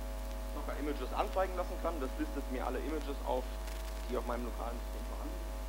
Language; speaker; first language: German; native; German